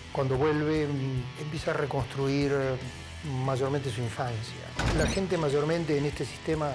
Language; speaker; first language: Spanish; native; Spanish